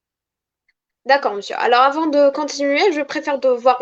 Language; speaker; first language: French; non-native, local second language; Arabic